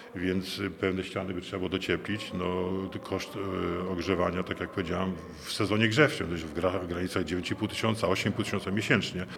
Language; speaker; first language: Polish; native; Polish